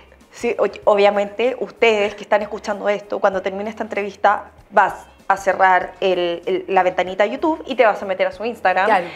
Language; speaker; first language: Spanish; native; Spanish